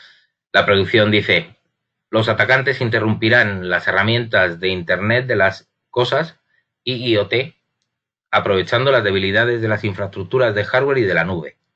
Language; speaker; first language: Spanish; native; Spanish